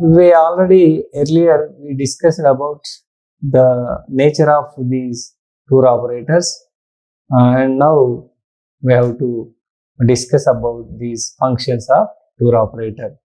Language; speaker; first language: English; non-native, local second language; Telugu